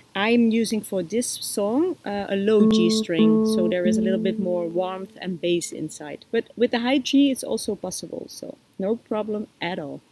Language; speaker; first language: English; non-native, fluent; Dutch